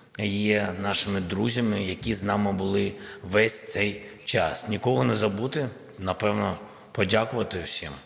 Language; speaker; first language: Ukrainian; non-native, local second language; Russian